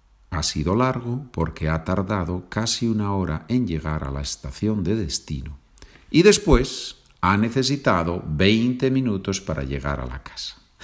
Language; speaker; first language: Spanish; native; Spanish